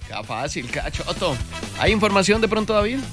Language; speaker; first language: Spanish; native; Spanish